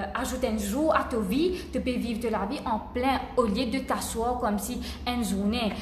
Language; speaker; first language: French; non-native, local second language; Morisyen